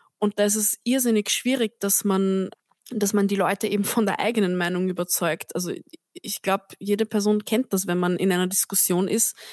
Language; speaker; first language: German; early bilingual, other home language; Turkish